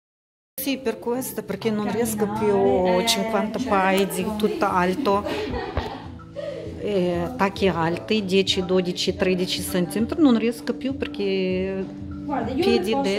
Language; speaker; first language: Italian; non-native, learner; Russian